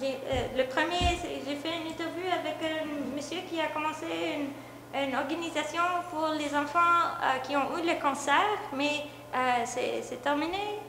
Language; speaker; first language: French; non-native, local second language; English